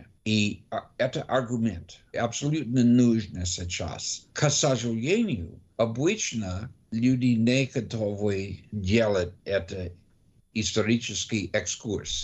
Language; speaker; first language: Russian; non-native, learner; English